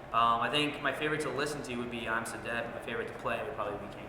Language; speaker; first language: English; native; English